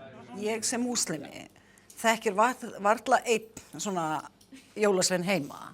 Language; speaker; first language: Icelandic; non-native, fluent; Bosnian